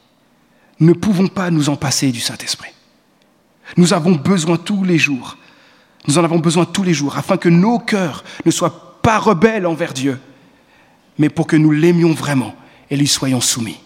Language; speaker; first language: French; native; French